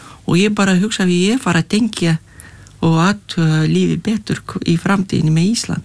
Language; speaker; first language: Icelandic; non-native, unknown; Lithuanian